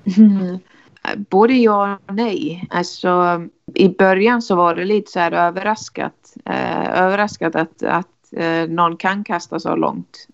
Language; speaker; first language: Swedish; non-native, fluent; Icelandic